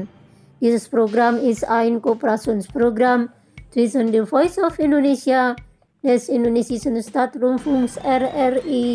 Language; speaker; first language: German; non-native, fluent; Indonesian